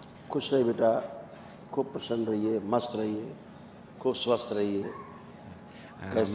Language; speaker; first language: Hindi; native; Hindi